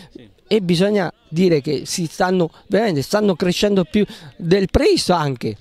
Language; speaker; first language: Italian; native; Italian